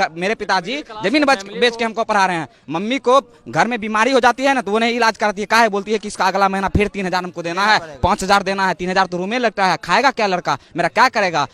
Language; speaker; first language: Hindi; native; Hindi